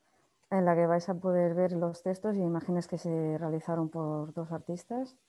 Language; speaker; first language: Spanish; native; Spanish